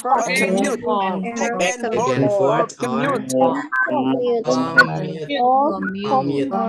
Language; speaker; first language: English; non-native, fluent; Indonesian